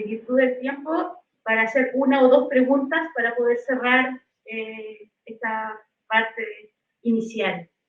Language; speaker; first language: Spanish; native; Spanish